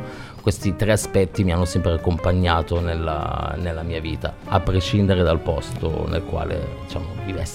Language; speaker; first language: Italian; native; Italian